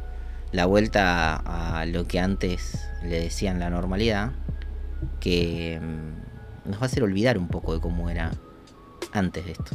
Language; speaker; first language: Spanish; native; Spanish